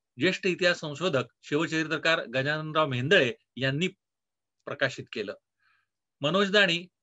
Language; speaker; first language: Marathi; native; Marathi